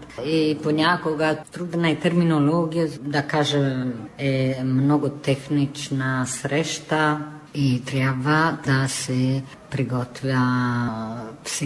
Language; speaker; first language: Bulgarian; non-native, fluent; Italian